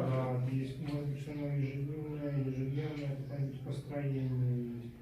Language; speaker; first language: Russian; native; Russian